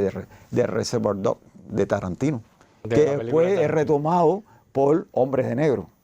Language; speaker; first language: Spanish; native; Spanish